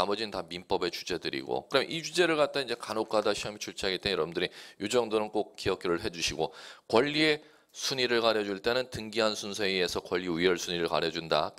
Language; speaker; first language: Korean; native; Korean